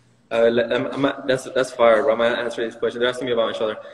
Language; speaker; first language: English; early bilingual, other home language; Spanish